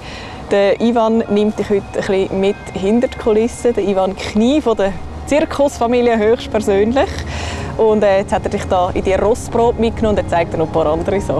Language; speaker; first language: German; native; German